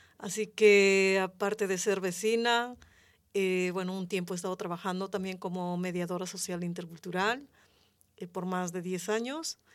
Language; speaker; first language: Spanish; native; Spanish